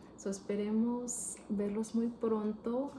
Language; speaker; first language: Spanish; early bilingual, heritage; Spanish